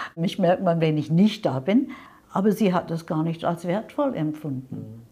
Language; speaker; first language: German; non-native, fluent; English